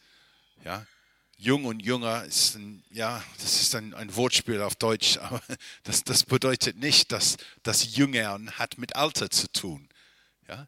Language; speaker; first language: German; non-native, fluent; English